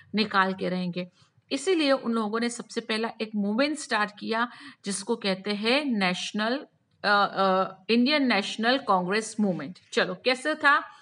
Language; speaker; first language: Hindi; non-native, local second language; Gujarati